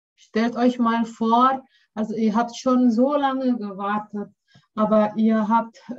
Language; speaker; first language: German; non-native, learner; Indonesian